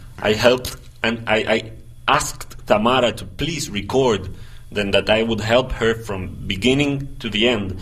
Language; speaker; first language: English; non-native, fluent; Spanish